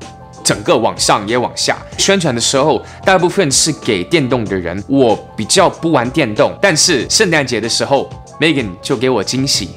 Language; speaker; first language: Chinese; early bilingual, heritage; English